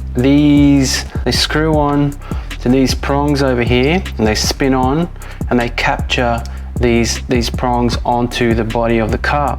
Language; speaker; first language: English; native; English